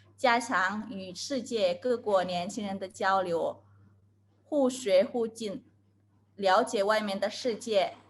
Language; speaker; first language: Chinese; non-native, fluent; Indonesian